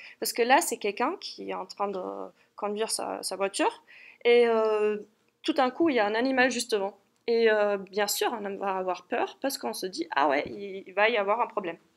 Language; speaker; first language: French; non-native, fluent; German